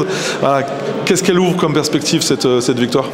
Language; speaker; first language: French; native; French